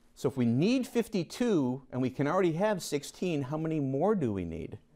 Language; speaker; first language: English; native; English